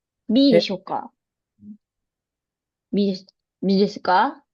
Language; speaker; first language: Japanese; non-native, fluent; Indonesian